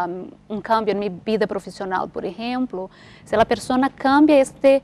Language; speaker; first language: Spanish; non-native, fluent; Portuguese